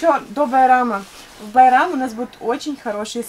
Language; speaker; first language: Russian; native; Russian